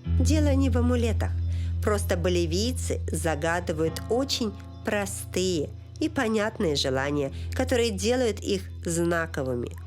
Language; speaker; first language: Russian; native; Russian